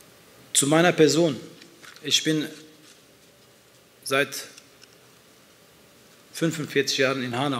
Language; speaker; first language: German; early bilingual, other home language; Turkish